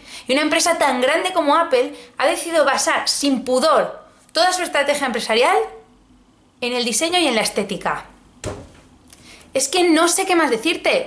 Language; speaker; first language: Spanish; native; Spanish